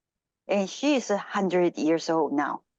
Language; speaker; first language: English; non-native, fluent; Japanese